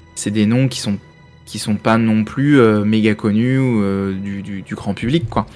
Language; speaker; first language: French; native; French